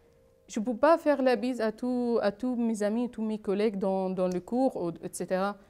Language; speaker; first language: French; non-native, fluent; Arabic